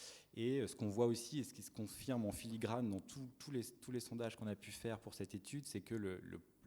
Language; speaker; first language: French; native; French